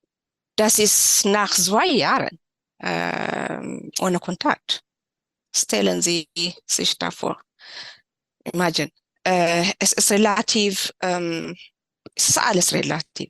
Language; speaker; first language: German; non-native, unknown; Tigrinya